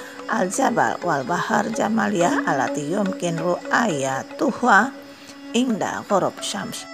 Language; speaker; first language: Arabic; non-native, fluent; Indonesian